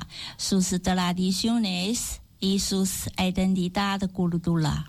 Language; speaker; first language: Spanish; non-native, learner; Chinese